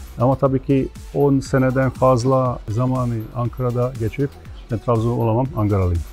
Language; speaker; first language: Turkish; non-native, fluent; Hungarian